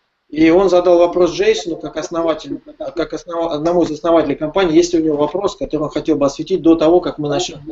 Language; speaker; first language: Russian; native; Russian